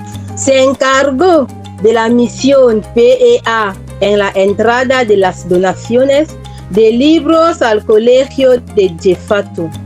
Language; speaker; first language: Spanish; non-native, fluent; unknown